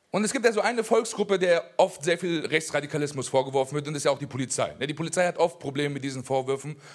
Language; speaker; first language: German; early bilingual, other home language; Persian